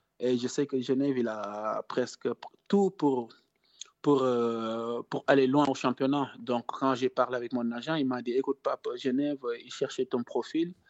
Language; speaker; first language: French; non-native, local second language; Wolof